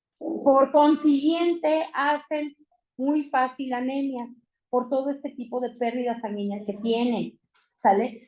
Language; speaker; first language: Spanish; native; Spanish